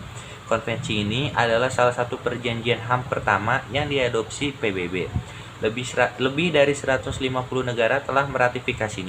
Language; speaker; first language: Indonesian; native; Indonesian